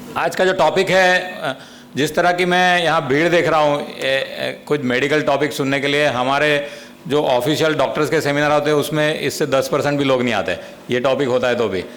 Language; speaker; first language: Hindi; non-native, local second language; Gujarati